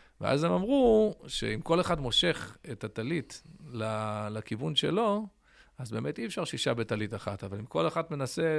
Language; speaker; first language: Hebrew; early bilingual, other home language; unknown